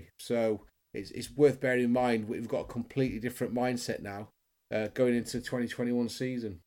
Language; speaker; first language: English; native; English